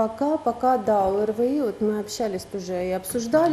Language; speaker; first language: Russian; native; Russian